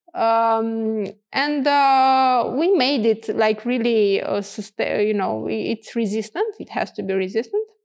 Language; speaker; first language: English; non-native, fluent; Romanian